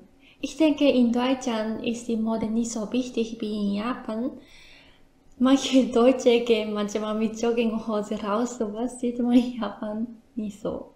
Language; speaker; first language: German; non-native, fluent; Japanese